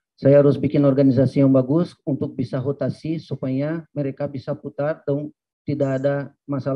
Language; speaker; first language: Indonesian; non-native, fluent; Portuguese